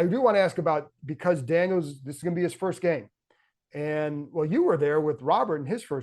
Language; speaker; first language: English; native; English